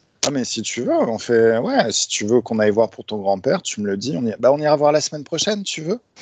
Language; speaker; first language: French; native; French